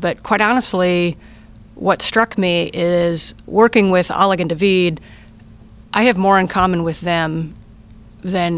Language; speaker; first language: English; native; English